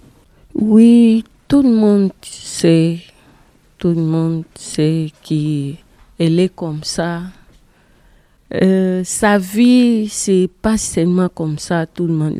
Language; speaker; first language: French; non-native, learner; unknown